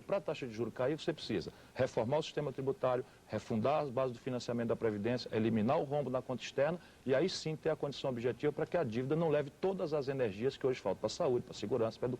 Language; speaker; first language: Portuguese; native; Portuguese